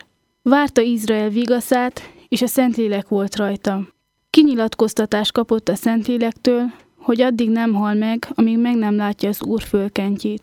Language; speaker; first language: Hungarian; native; Hungarian